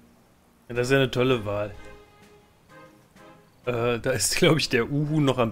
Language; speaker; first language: German; native; German